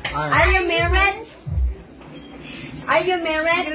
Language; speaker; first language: English; non-native, learner; Filipino